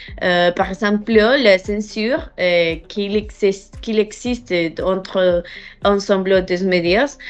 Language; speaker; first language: French; non-native, learner; Spanish